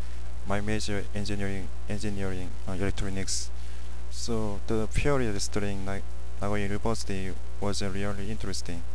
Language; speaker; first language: English; non-native, learner; Korean